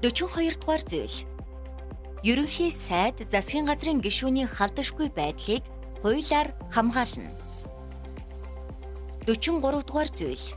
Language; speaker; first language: Mongolian; native; Mongolian